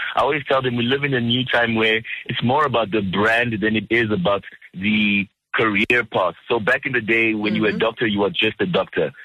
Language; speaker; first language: English; early bilingual, other home language; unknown